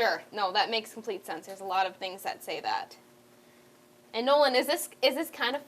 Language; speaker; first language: English; native; English